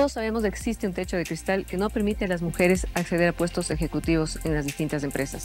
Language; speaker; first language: Spanish; native; Spanish